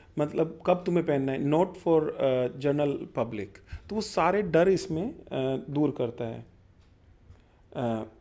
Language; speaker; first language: Hindi; non-native, local second language; Punjabi